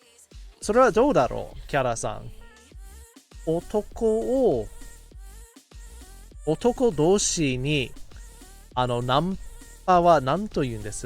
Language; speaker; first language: Japanese; non-native, fluent; English